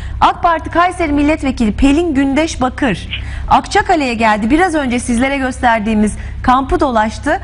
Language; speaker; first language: Turkish; native; Turkish